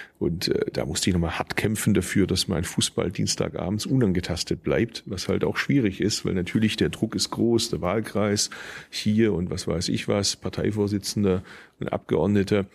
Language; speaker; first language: German; early bilingual, other home language; Turkish